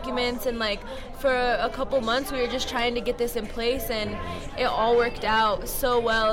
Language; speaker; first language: English; native; English